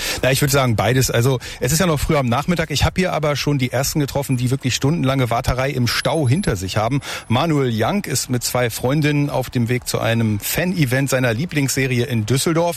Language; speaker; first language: German; native; German